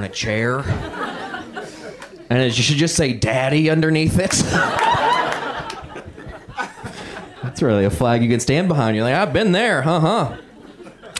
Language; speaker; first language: English; native; English